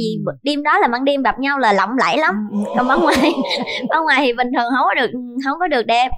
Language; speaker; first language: Vietnamese; native; Vietnamese